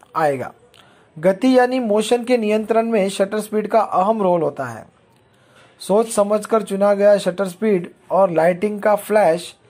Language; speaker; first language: Hindi; non-native, local second language; Marathi